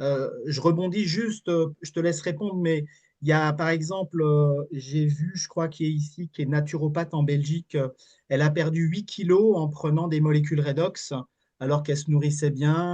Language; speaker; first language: French; native; French